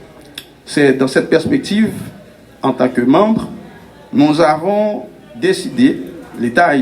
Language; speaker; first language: French; non-native, local second language; Haitian Creole